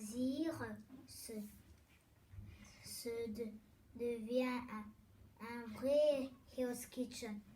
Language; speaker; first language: French; non-native, learner; Bulgarian